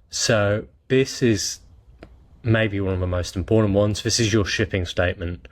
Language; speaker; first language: English; native; English